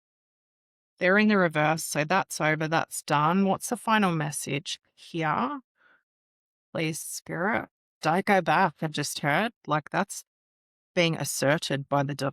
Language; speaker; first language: English; native; English